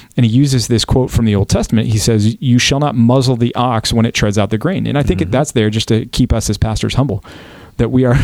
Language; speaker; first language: English; native; English